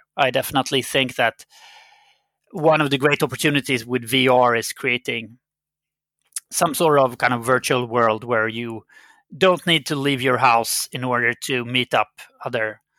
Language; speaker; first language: English; non-native, fluent; Swedish